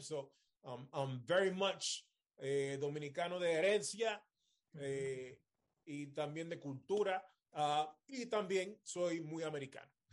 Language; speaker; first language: Spanish; early bilingual, heritage; Spanish